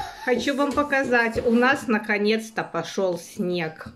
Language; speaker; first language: Russian; native; Russian